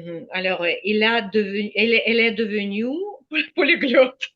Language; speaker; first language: French; non-native, fluent; Ukrainian